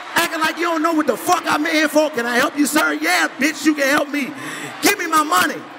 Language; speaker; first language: English; native; English